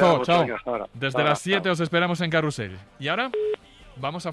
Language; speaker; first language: Spanish; native; Spanish